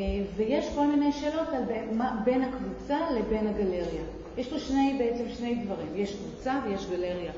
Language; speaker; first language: Hebrew; native; Hebrew